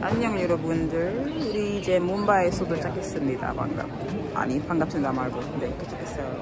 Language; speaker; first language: Korean; non-native, fluent; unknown